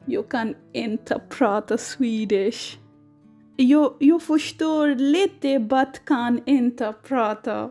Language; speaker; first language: Swedish; non-native, learner; Baluchi